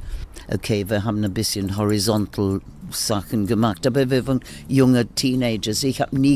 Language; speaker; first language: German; non-native, learner; English